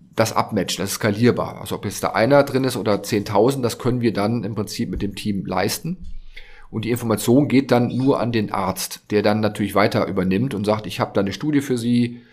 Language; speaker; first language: German; native; German